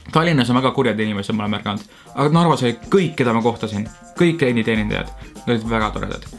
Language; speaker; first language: Estonian; early bilingual, heritage; Estonian